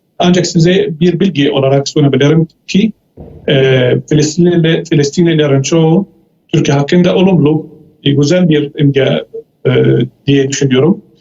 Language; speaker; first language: Turkish; non-native, fluent; Arabic